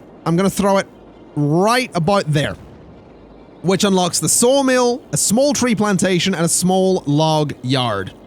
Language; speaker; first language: English; native; English